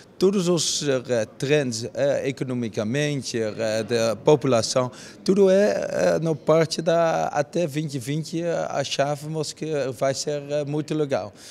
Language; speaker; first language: Portuguese; non-native, learner; Dutch